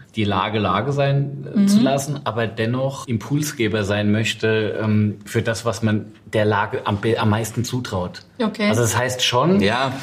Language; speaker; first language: German; native; German